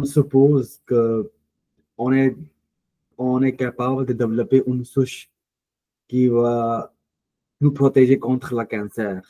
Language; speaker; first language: French; non-native, fluent; Punjabi